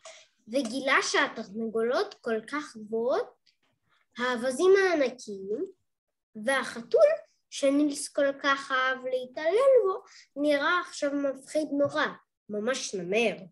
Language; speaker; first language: Hebrew; non-native, learner; Russian